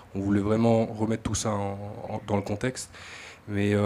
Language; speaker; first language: French; native; French